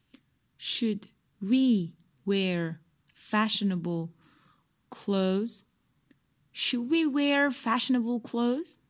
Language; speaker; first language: English; non-native, fluent; Persian